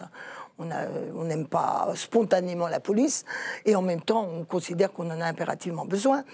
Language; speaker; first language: French; native; French